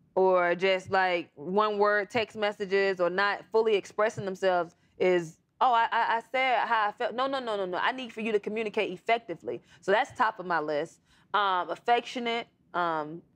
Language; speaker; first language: English; native; English